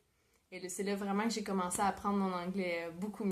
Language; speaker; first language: French; native; French